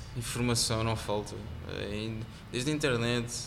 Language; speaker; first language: Portuguese; native; Portuguese